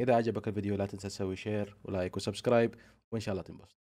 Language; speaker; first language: Arabic; native; Arabic